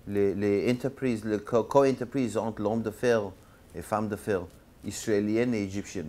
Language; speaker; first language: French; non-native, learner; Hebrew